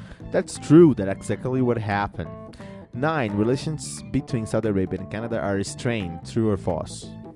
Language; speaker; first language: English; non-native, fluent; Portuguese